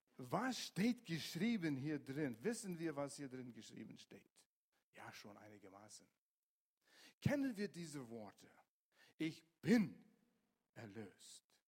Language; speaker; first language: German; non-native, fluent; English